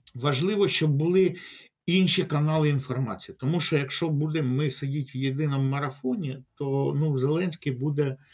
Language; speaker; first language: Ukrainian; non-native, local second language; Russian